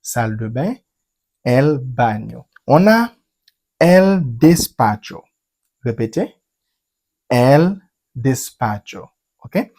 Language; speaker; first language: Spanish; non-native, fluent; French